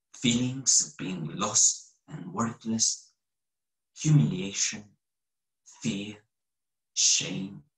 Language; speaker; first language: English; non-native, fluent; Romanian